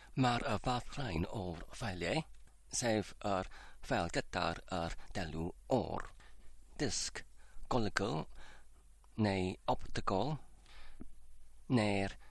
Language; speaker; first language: Welsh; non-native, learner; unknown